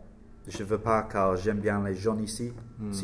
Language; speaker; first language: French; non-native, learner; English